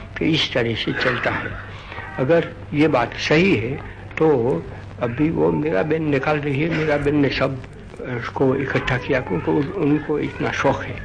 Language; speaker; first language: Hindi; non-native, local second language; Gujarati